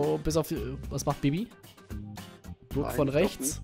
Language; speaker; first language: German; native; German